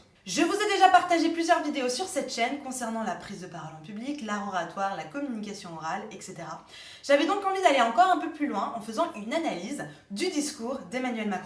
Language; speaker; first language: French; native; French